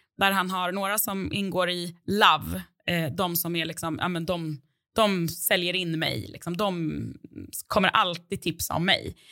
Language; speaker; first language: Swedish; native; Swedish